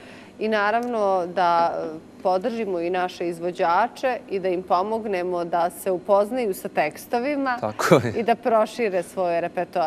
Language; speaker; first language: Bosnian; native; Bosnian